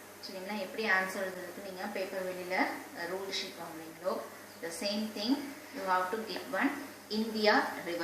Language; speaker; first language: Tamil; native; Tamil